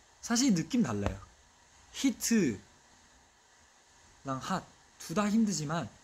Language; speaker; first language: Korean; non-native, fluent; Chinese